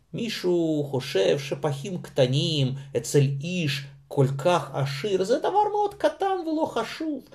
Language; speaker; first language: Hebrew; non-native, fluent; Russian